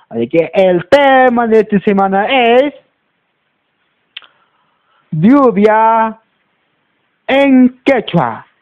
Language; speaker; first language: Spanish; non-native, local second language; Quechua